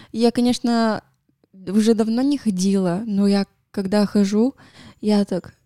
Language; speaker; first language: Russian; non-native, fluent; Spanish